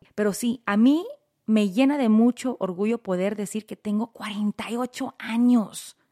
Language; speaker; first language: Spanish; early bilingual, heritage; Spanish